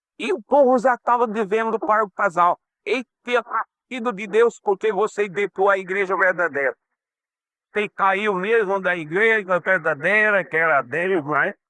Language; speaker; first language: Portuguese; non-native, fluent; English